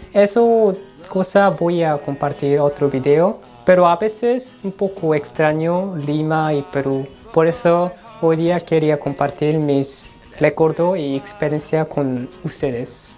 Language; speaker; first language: Spanish; non-native, learner; Korean